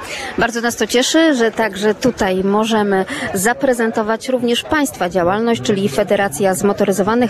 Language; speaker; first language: Polish; native; Polish